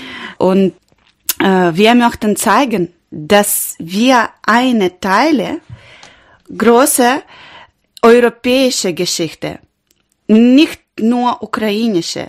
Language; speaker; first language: German; non-native, learner; Ukrainian